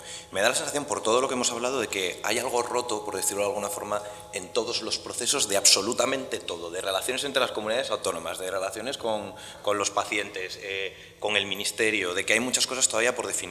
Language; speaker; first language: Spanish; native; Spanish